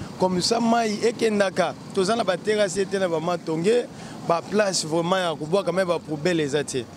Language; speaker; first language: Lingala; native; Lingala